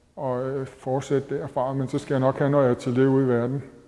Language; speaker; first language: Danish; native; Danish